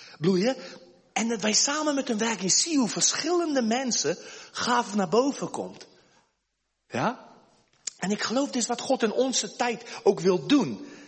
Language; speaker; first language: Dutch; early bilingual, heritage; Dutch